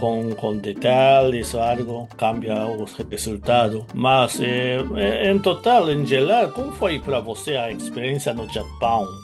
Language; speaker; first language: Portuguese; non-native, fluent; Japanese